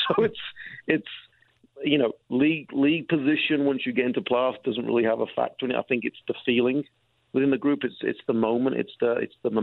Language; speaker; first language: English; native; English